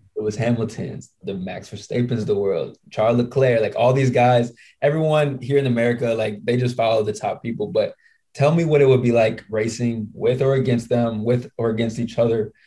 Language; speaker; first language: English; native; English